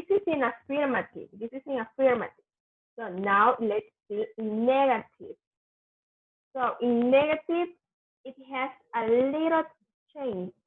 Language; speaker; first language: English; non-native, fluent; Spanish